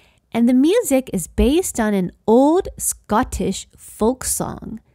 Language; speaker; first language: English; non-native, fluent; Chinese